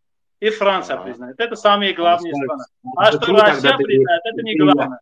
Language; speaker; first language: Russian; non-native, fluent; Armenian